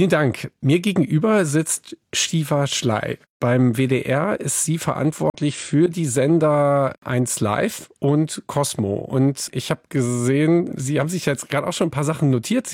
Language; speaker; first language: German; native; German